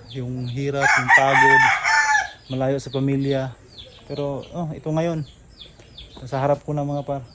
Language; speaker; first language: Filipino; non-native, local second language; Cebuano